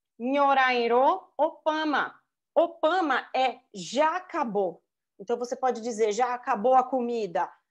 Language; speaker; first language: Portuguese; native; Portuguese